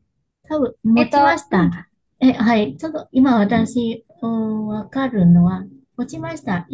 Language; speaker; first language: Japanese; non-native, learner; Vietnamese